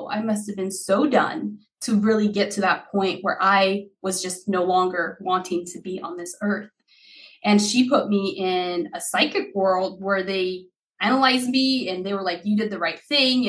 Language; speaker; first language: English; early bilingual, other home language; Haitian Creole